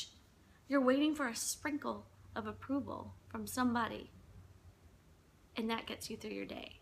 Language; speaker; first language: English; native; English